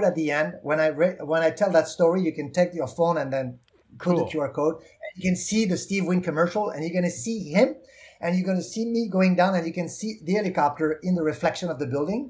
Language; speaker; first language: English; non-native, fluent; French